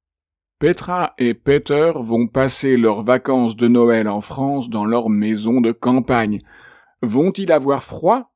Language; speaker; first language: French; native; French